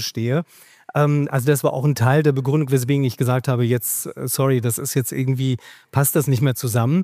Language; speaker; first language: German; native; German